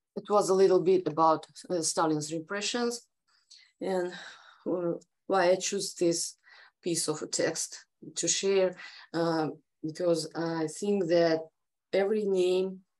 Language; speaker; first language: English; non-native, fluent; Russian